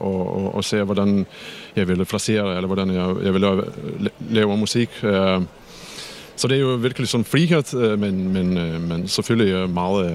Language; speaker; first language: Danish; non-native, fluent; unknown